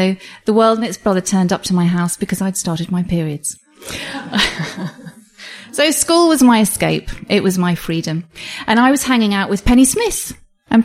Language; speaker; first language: English; native; English